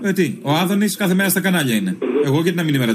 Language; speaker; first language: Greek; native; Greek